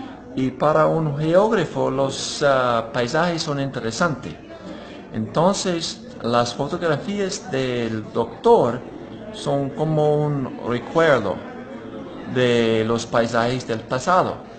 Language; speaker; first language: Spanish; non-native, fluent; English